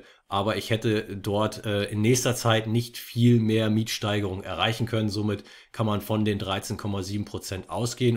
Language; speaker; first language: German; native; German